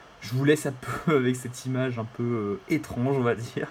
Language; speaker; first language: French; native; French